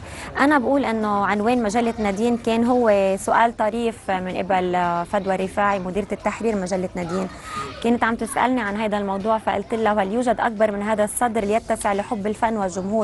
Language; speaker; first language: Arabic; native; Arabic